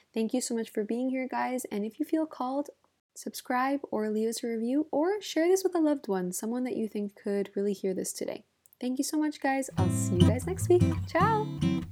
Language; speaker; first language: English; native; English